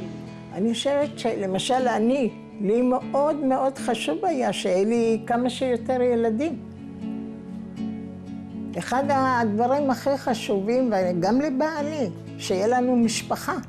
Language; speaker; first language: Hebrew; early bilingual, other home language; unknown